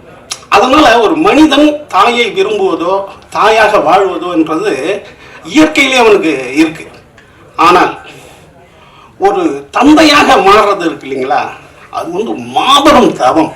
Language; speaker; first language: Tamil; native; Tamil